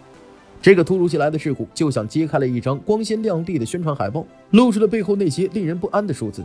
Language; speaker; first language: Chinese; native; Chinese